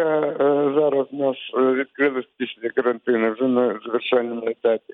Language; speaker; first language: Ukrainian; non-native, local second language; Russian